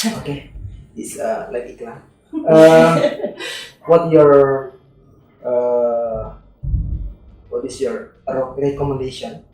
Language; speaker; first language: English; non-native, learner; Indonesian